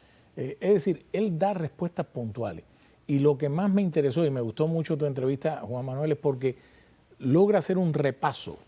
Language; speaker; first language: Spanish; native; Spanish